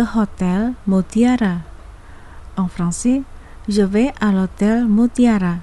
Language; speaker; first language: French; non-native, fluent; Indonesian